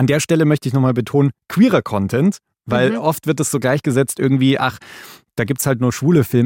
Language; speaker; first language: German; native; German